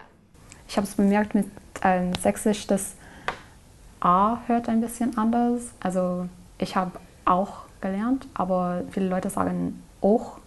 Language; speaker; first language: German; non-native, learner; English